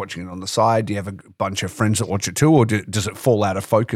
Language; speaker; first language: English; native; English